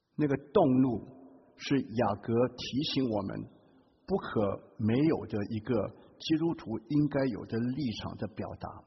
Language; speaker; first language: Chinese; non-native, local second language; Hakka Chinese